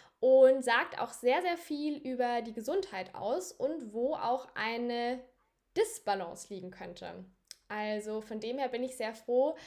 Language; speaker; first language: German; native; German